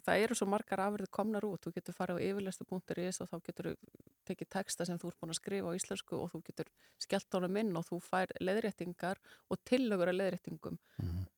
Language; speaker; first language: Icelandic; non-native, fluent; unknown